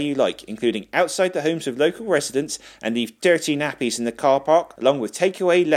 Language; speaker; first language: English; native; English